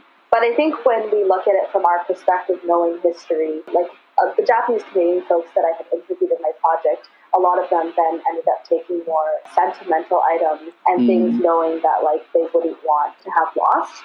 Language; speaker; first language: English; native; English